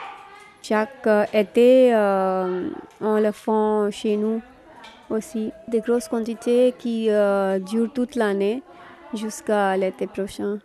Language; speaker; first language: French; non-native, fluent; Gujarati